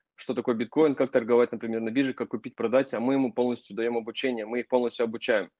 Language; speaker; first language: Russian; native; Russian